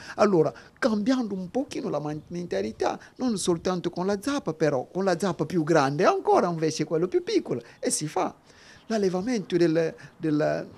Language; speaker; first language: Italian; non-native, fluent; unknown